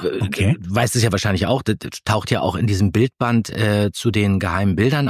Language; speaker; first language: German; native; German